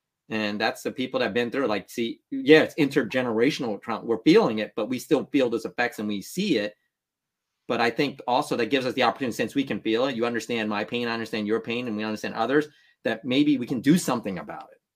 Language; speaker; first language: English; early bilingual, other home language; Vietnamese